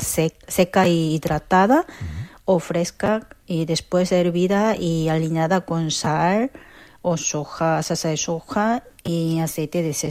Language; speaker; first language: Spanish; non-native, fluent; Korean